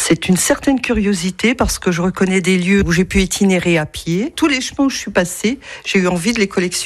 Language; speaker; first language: French; native; French